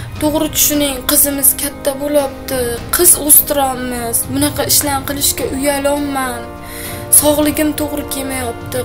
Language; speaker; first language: Uzbek; native; Uzbek